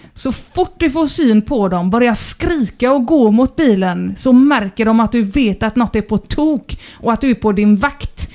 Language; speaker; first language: Swedish; native; Swedish